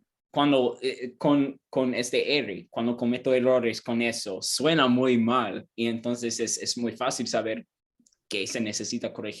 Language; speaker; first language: Spanish; non-native, learner; English